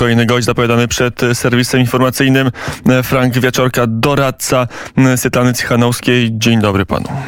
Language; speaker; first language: Polish; native; Polish